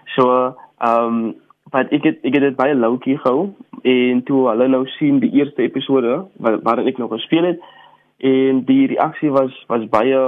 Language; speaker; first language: Afrikaans; native; Afrikaans